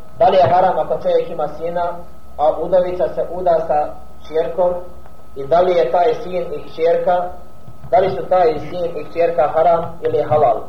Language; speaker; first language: Bosnian; non-native, fluent; Arabic